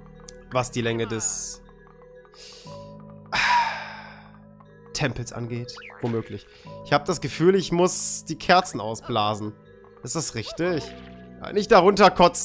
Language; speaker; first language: German; native; German